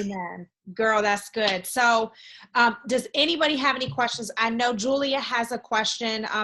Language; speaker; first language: English; native; English